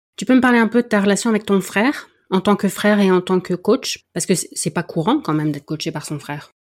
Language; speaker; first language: French; native; French